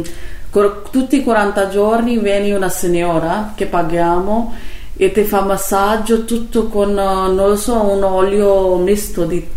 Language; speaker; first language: Italian; non-native, learner; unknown